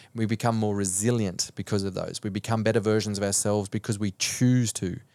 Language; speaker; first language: English; native; English